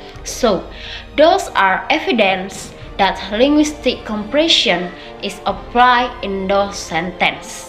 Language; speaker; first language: English; non-native, learner; Indonesian